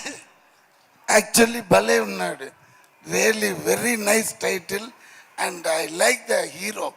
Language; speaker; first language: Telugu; non-native, learner; Tamil